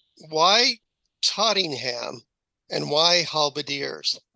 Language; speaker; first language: English; native; English